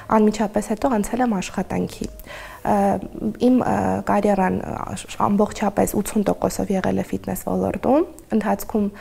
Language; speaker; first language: Armenian; native; Armenian